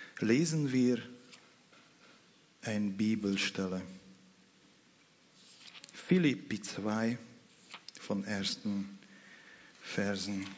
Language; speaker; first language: German; non-native, fluent; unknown